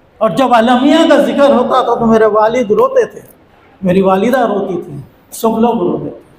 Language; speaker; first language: Urdu; native; Urdu